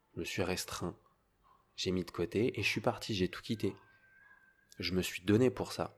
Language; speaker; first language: French; native; French